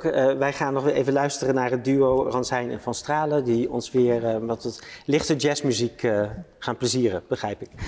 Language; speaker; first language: Dutch; native; Dutch